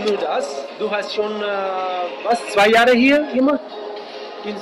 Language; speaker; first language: German; non-native, learner; English